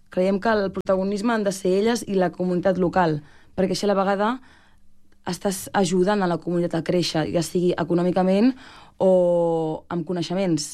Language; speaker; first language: Catalan; native; Catalan